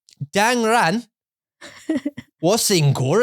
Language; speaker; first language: Chinese; non-native, learner; English